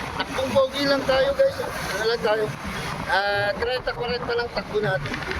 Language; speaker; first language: Filipino; native; Filipino